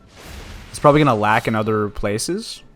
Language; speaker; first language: English; native; English